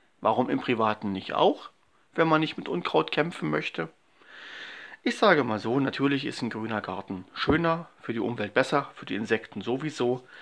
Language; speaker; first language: German; native; German